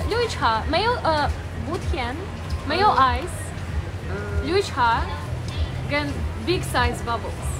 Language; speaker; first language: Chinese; non-native, fluent; Russian